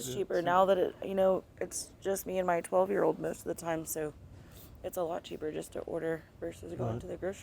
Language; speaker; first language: English; native; English